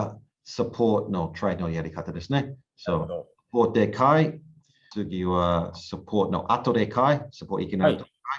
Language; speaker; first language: Japanese; non-native, learner; English